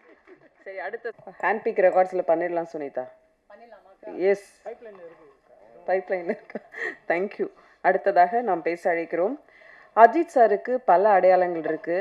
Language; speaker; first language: Tamil; native; Tamil